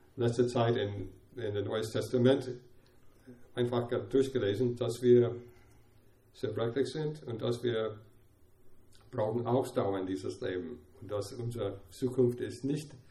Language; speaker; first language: German; non-native, fluent; English